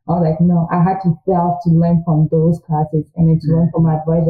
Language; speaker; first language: English; early bilingual, other home language; French